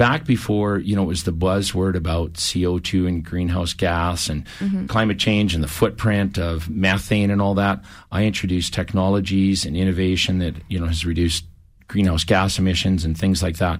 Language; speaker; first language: English; native; English